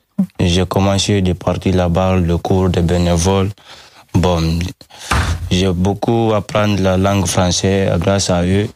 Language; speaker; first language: French; non-native, learner; Fula